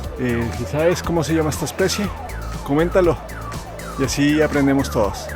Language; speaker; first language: Spanish; native; Spanish